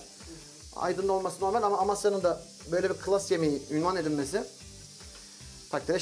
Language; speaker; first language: Turkish; native; Turkish